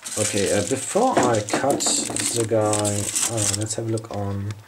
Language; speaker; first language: English; non-native, fluent; German